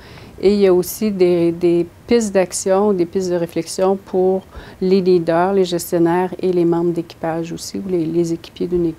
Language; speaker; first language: French; native; French